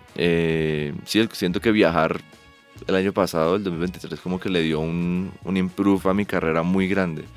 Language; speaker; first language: Spanish; native; Spanish